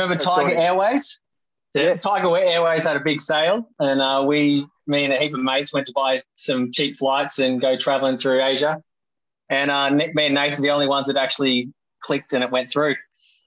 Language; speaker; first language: English; native; English